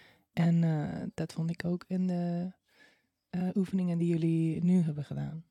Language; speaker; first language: Dutch; non-native, fluent; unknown